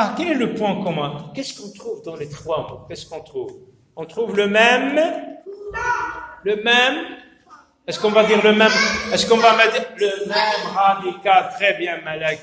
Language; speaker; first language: French; non-native, local second language; Arabic